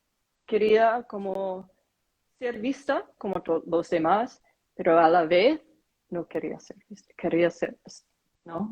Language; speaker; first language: Spanish; non-native, fluent; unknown